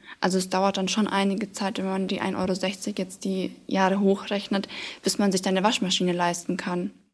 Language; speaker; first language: German; native; German